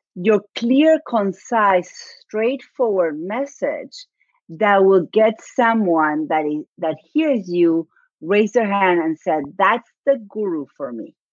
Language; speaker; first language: English; non-native, fluent; Spanish